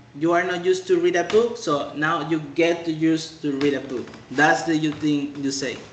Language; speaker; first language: English; non-native, fluent; Spanish